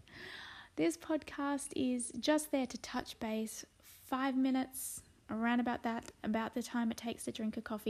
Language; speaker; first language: English; native; English